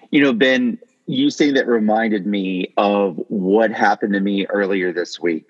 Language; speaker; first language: English; native; English